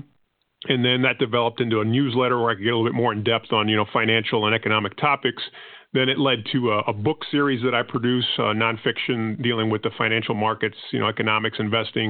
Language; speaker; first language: English; non-native, fluent; Spanish